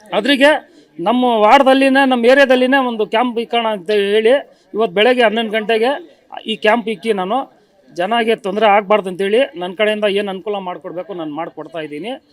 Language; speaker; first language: Kannada; non-native, local second language; Urdu